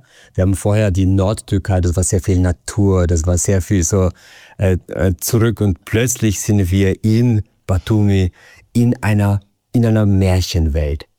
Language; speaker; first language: German; native; German